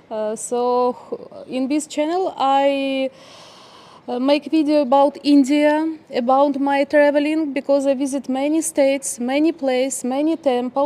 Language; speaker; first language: English; non-native, learner; Ukrainian